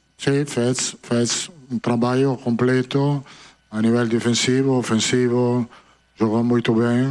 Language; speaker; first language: Portuguese; non-native, fluent; Italian